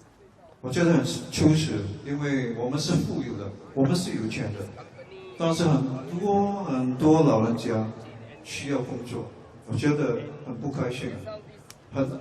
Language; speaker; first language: Chinese; non-native, local second language; English